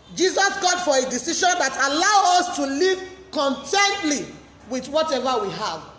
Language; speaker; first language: English; non-native, local second language; Yoruba